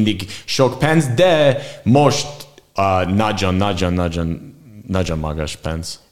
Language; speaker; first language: Hungarian; non-native, learner; English